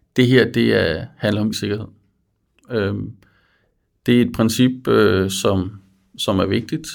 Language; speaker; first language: Danish; native; Danish